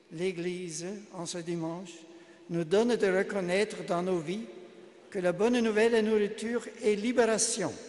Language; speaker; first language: French; non-native, fluent; German